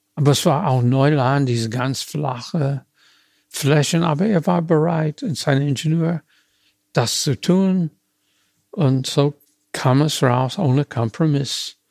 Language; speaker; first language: German; non-native, fluent; English